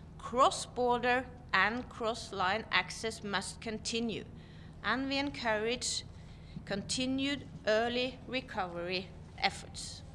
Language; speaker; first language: English; non-native, fluent; Norwegian